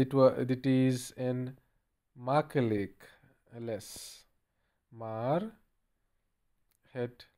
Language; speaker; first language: Dutch; non-native, learner; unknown